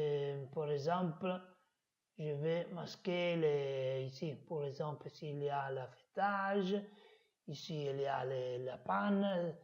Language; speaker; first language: French; non-native, fluent; Italian